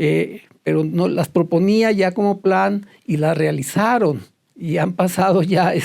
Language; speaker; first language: Spanish; native; Spanish